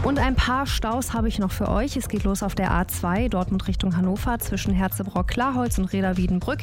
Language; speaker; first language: German; native; German